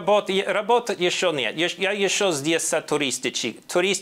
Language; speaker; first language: Russian; non-native, learner; English